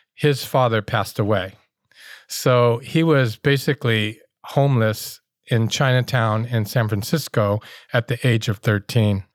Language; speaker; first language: English; native; English